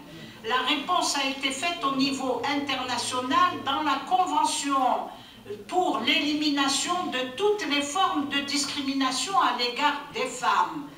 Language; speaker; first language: French; non-native, local second language; Kabyle